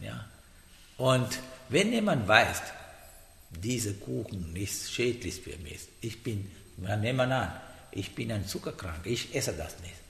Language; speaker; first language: German; non-native, learner; Sinhala